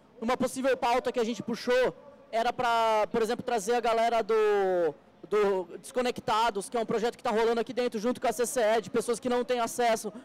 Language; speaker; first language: Portuguese; native; Portuguese